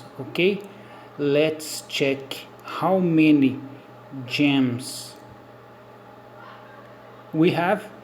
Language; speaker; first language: English; non-native, learner; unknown